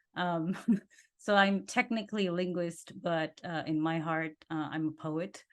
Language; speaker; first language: English; non-native, fluent; Indonesian